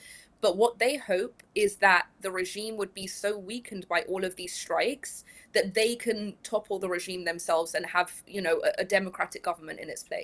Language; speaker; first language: English; early bilingual, other home language; Persian